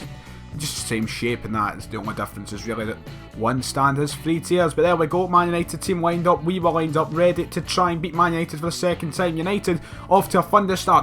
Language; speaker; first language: English; native; English